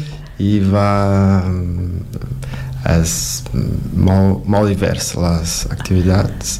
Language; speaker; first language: Catalan; non-native, learner; Portuguese